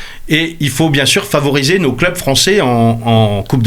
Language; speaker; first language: French; native; French